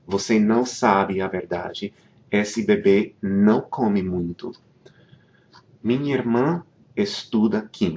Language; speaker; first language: Portuguese; non-native, fluent; English